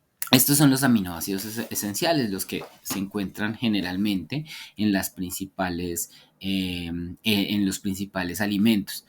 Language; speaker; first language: Spanish; native; Spanish